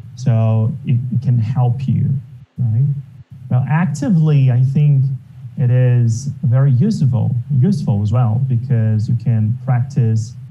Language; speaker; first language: English; non-native, fluent; Portuguese